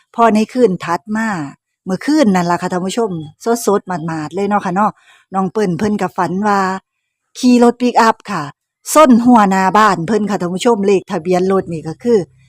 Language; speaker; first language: Thai; native; Thai